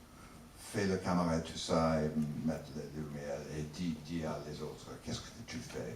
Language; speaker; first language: French; non-native, learner; English